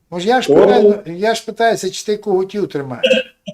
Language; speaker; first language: Russian; non-native, local second language; Ukrainian